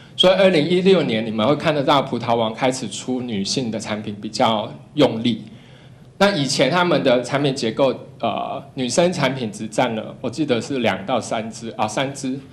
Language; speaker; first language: Chinese; non-native, local second language; Cantonese